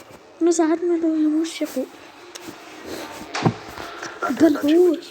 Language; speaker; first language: Arabic; native; Arabic